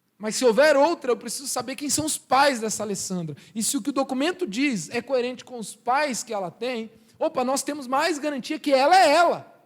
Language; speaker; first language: Portuguese; early bilingual, other home language; Spanish